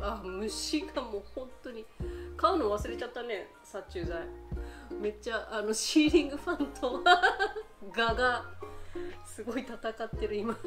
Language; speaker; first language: Japanese; native; Japanese